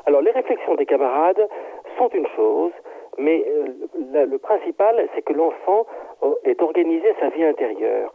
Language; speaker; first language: French; native; French